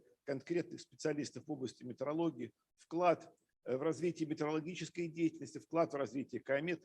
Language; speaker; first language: Russian; native; Russian